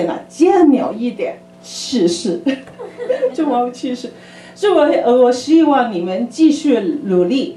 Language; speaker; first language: Chinese; early bilingual, other home language; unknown